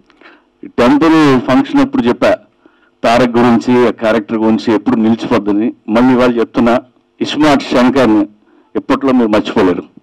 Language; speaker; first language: Telugu; native; Telugu